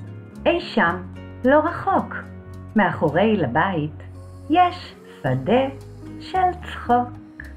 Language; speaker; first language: Hebrew; native; Hebrew